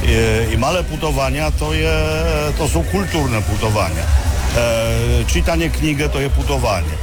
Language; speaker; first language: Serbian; non-native, fluent; Polish